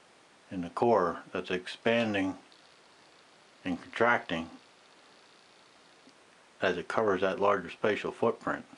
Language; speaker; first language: English; native; English